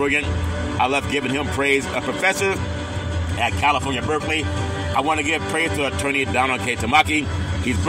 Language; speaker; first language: English; native; English